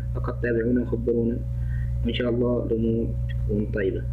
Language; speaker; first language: Arabic; native; Arabic